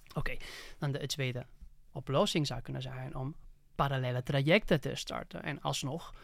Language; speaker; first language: Dutch; non-native, fluent; Spanish